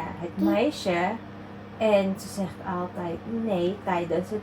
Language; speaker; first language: Dutch; non-native, learner; Filipino